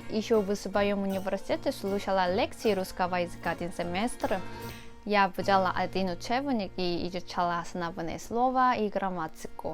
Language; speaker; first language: Russian; non-native, fluent; Korean